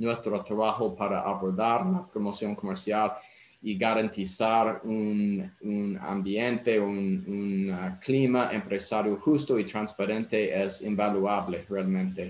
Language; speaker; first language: Spanish; non-native, fluent; English